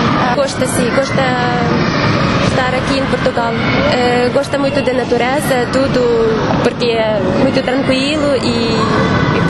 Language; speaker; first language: Portuguese; non-native, learner; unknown